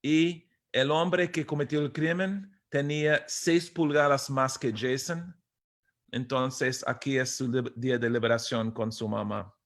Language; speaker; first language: Spanish; non-native, fluent; English